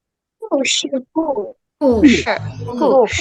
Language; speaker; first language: Chinese; non-native, learner; Indonesian